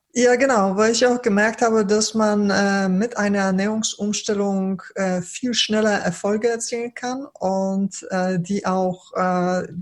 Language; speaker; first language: German; early bilingual, other home language; Polish